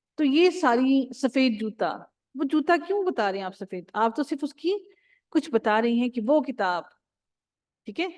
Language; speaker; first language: Urdu; native; Urdu